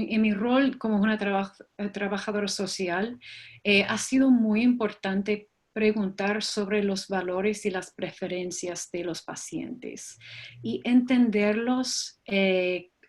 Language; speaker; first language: Spanish; non-native, fluent; English